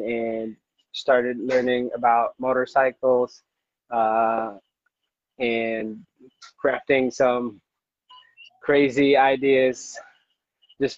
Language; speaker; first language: English; non-native, local second language; Hiligaynon